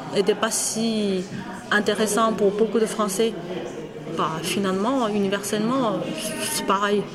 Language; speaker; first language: French; non-native, fluent; Chinese